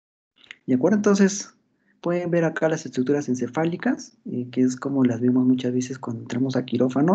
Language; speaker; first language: Spanish; native; Spanish